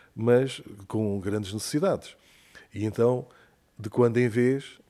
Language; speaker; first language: Portuguese; native; Portuguese